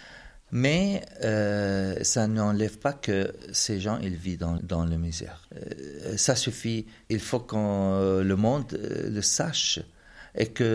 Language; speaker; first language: French; non-native, fluent; Arabic